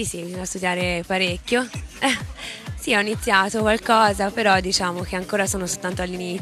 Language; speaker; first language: Italian; native; Italian